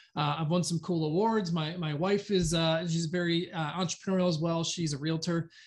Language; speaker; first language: English; native; English